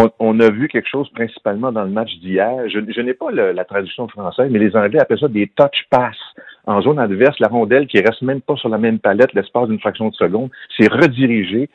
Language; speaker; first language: French; native; French